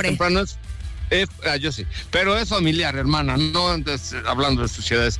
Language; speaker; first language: Spanish; native; Spanish